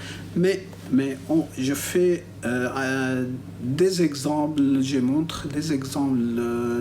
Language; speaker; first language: French; non-native, fluent; Arabic